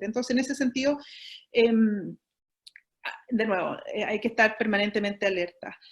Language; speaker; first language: Spanish; native; Spanish